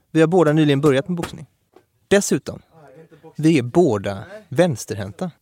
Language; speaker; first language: Swedish; native; Swedish